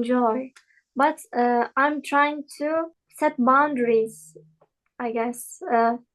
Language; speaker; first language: English; non-native, learner; Turkish